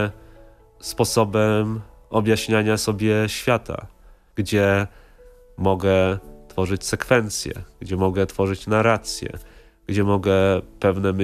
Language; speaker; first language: Polish; non-native, fluent; English